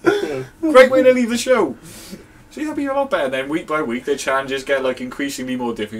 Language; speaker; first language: English; native; English